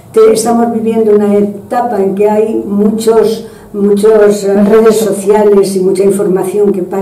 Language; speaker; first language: Spanish; non-native, fluent; French